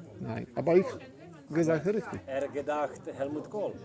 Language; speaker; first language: German; non-native, learner; Polish